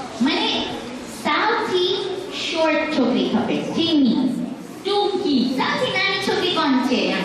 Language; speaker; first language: Gujarati; early bilingual, heritage; Gujarati